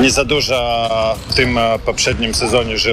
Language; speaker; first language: Polish; non-native, learner; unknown